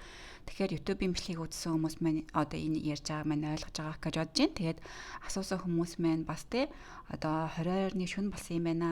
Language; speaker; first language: Mongolian; native; Mongolian